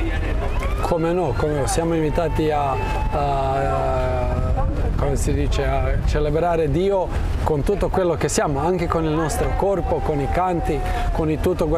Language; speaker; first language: Italian; non-native, fluent; Croatian